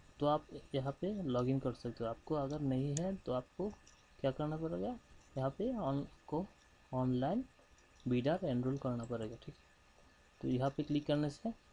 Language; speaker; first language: Hindi; non-native, local second language; Bangla